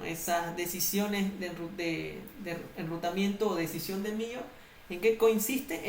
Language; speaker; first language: Spanish; native; Spanish